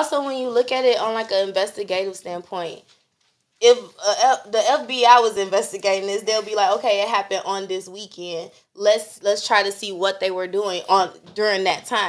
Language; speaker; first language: English; native; English